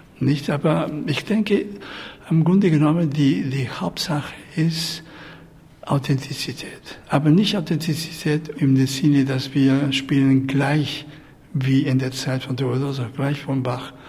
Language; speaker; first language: German; non-native, fluent; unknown